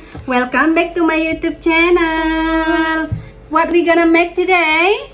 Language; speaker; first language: English; non-native, fluent; Indonesian